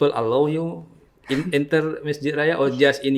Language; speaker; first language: English; non-native, learner; Indonesian